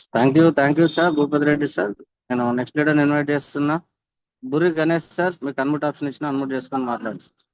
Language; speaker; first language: Telugu; native; Telugu